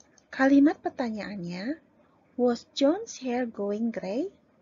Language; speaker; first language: English; non-native, fluent; Indonesian